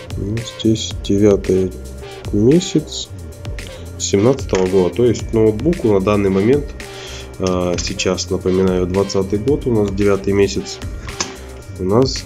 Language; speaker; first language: Russian; native; Russian